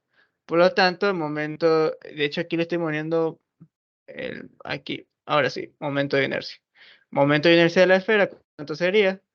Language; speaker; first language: Spanish; native; Spanish